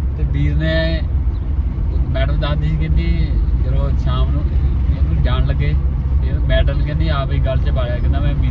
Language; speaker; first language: Punjabi; native; Punjabi